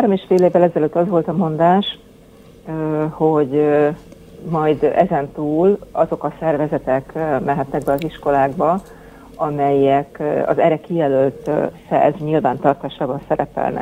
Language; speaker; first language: Hungarian; native; Hungarian